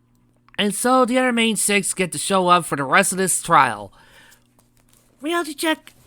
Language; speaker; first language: English; native; English